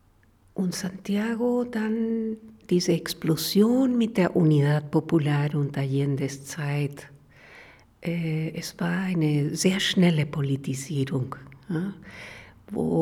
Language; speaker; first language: German; non-native, fluent; Spanish